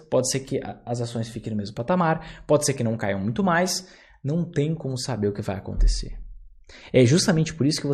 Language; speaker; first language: Portuguese; native; Portuguese